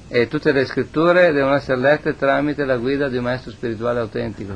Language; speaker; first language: Italian; native; Italian